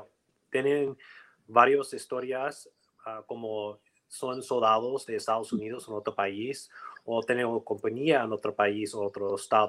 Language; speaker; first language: Spanish; non-native, learner; English